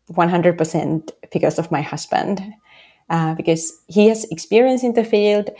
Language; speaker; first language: English; non-native, fluent; Finnish